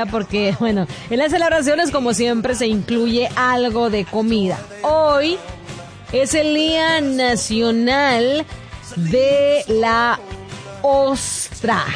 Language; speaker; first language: Spanish; native; Spanish